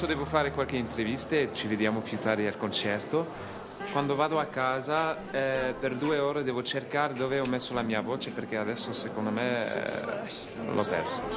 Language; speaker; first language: Italian; non-native, fluent; English